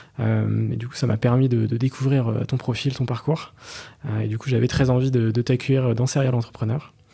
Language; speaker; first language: French; native; French